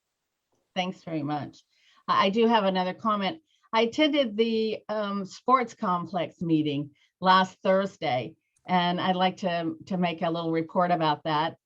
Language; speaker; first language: English; native; English